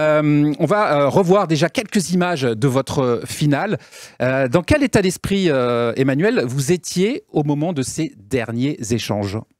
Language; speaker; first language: French; native; French